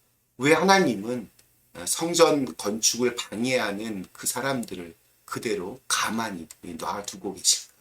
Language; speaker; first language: Korean; native; Korean